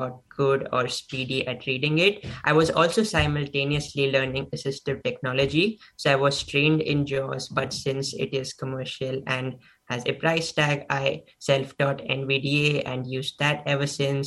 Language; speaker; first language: English; non-native, local second language; Hindi